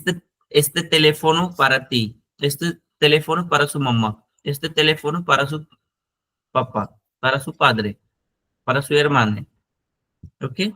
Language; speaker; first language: Spanish; non-native, fluent; Hindi